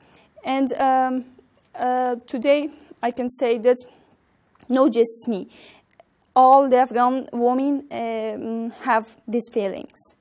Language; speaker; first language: English; non-native, learner; Persian